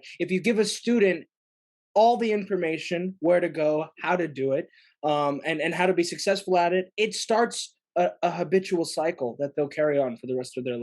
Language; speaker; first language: English; native; English